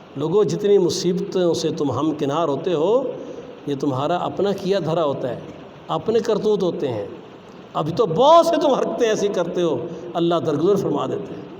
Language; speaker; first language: Urdu; non-native, local second language; Punjabi